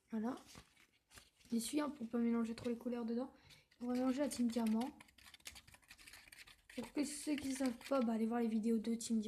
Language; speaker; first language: French; native; French